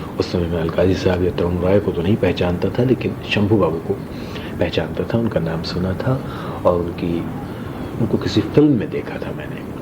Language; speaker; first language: Hindi; non-native, local second language; Rajasthani